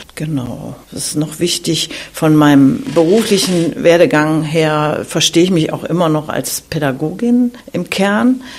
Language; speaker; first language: German; native; German